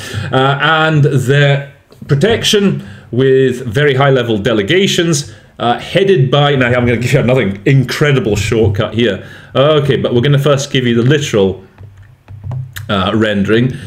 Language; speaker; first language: English; native; English